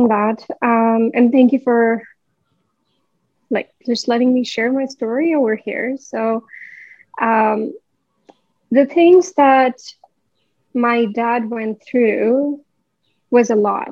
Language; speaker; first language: English; non-native, local second language; Hindi